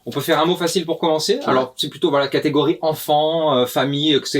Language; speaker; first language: French; native; French